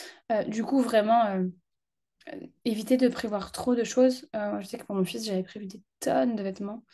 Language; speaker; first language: French; native; French